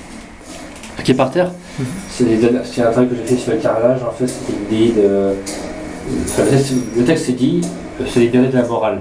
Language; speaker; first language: French; native; French